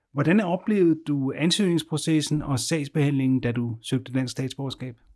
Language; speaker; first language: Danish; native; Danish